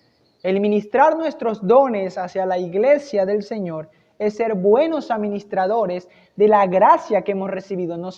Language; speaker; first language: Spanish; native; Spanish